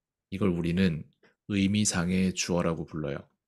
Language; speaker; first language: Korean; native; Korean